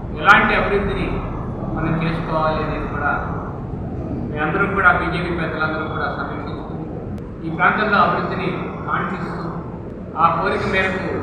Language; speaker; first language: Telugu; native; Telugu